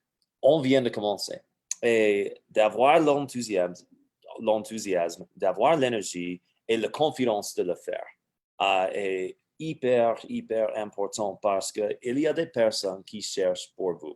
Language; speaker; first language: French; non-native, fluent; English